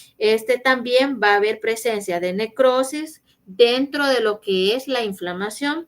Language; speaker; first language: Spanish; native; Spanish